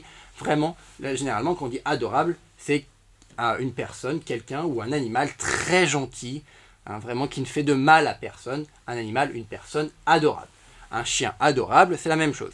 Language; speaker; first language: French; native; French